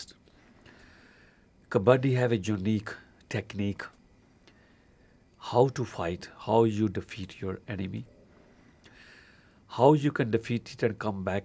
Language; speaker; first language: English; non-native, local second language; Punjabi